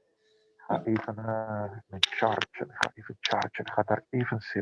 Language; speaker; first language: Dutch; non-native, local second language; Papiamento